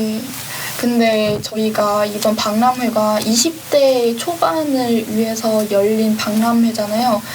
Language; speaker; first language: Korean; non-native, fluent; Chinese